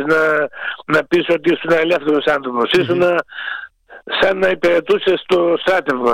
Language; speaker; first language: Greek; native; Greek